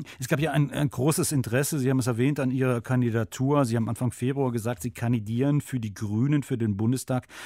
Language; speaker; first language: German; native; German